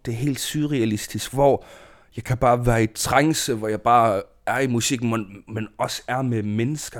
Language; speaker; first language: Danish; non-native, local second language; Kalaallisut